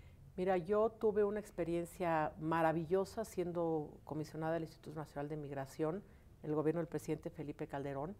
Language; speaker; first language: Spanish; native; Spanish